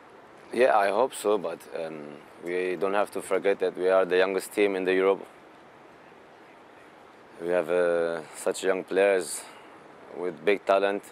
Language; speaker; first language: English; non-native, fluent; German